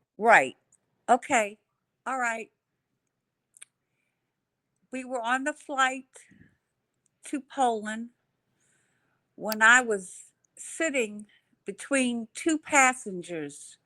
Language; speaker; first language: English; native; English